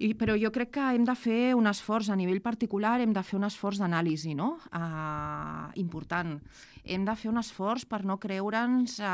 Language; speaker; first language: Catalan; non-native, local second language; Spanish